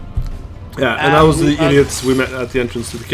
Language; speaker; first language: English; non-native, fluent; Norwegian